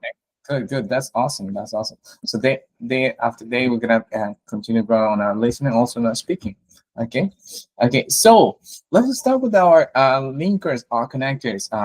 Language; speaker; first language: English; non-native, fluent; Spanish